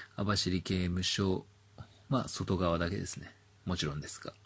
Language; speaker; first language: Japanese; native; Japanese